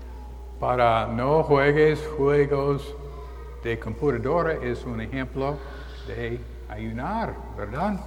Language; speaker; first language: Spanish; non-native, learner; English